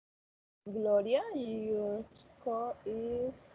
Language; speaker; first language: English; non-native, learner; Spanish